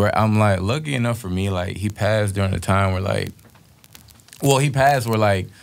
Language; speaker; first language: English; native; English